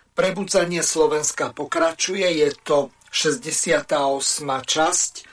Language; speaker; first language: Slovak; native; Slovak